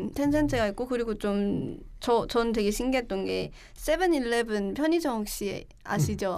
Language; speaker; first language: Korean; non-native, fluent; Chinese